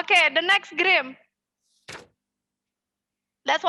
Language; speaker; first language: English; non-native, fluent; Indonesian